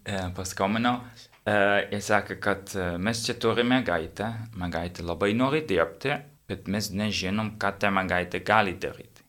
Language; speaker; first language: Lithuanian; non-native, learner; English